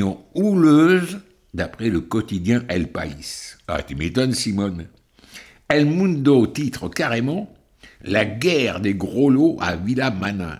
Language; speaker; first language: French; native; French